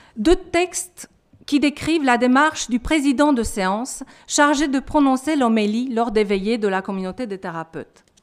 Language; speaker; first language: French; non-native, fluent; Romanian